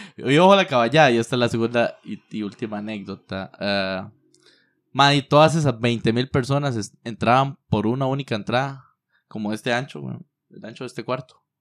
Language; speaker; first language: Spanish; native; Spanish